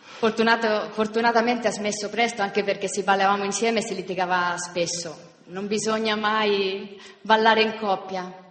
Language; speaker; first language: Italian; non-native, fluent; Spanish